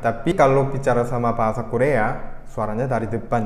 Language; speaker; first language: Indonesian; non-native, fluent; Korean